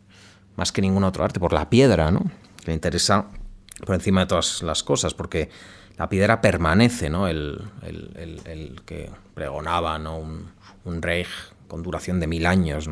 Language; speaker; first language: Spanish; native; Spanish